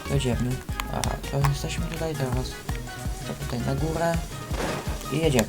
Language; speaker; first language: Polish; native; Polish